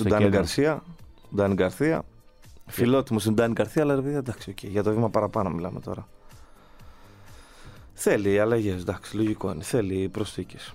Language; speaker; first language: Greek; native; Greek